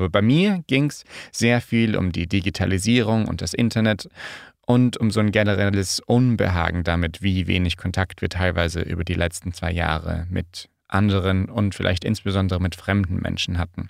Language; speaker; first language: German; native; German